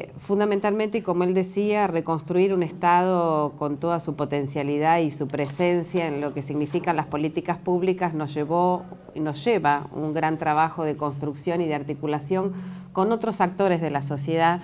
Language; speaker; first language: Spanish; native; Spanish